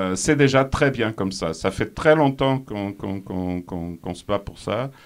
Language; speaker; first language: French; non-native, fluent; Portuguese